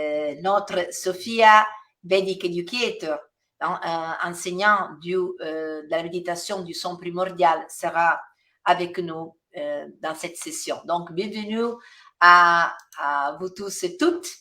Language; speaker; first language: French; non-native, fluent; Italian